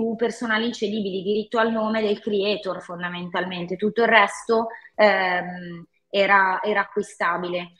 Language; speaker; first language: Italian; native; Italian